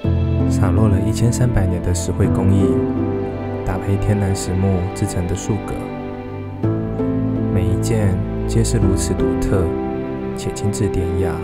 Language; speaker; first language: Chinese; native; Chinese